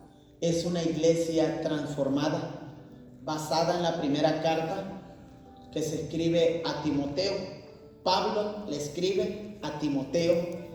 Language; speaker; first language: Spanish; native; Spanish